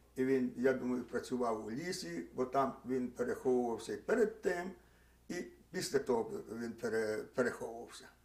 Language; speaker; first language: Ukrainian; native; Ukrainian